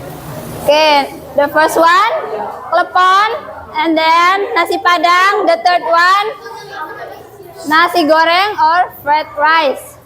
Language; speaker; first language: English; non-native, fluent; Indonesian